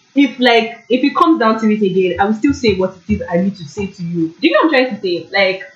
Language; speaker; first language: English; non-native, local second language; Yoruba